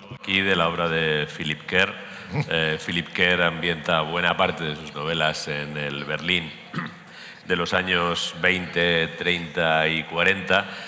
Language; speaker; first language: Spanish; native; Spanish